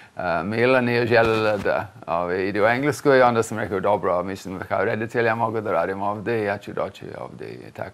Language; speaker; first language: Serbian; non-native, fluent; English